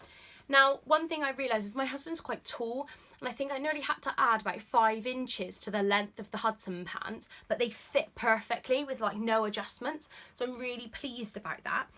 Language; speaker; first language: English; native; English